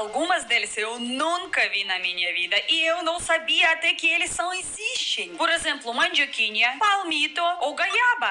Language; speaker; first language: Portuguese; non-native, fluent; Russian